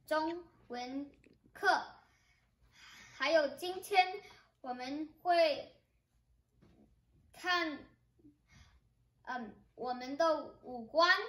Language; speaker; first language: Chinese; early bilingual, heritage; English